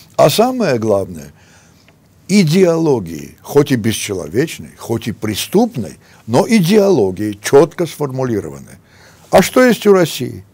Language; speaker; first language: Russian; non-native, local second language; Armenian